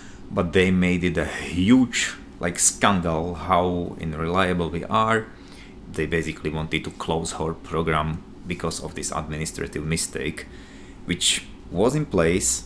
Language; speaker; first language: English; non-native, fluent; Slovak